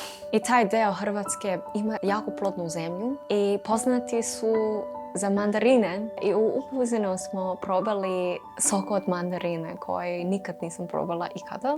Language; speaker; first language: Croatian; non-native, learner; English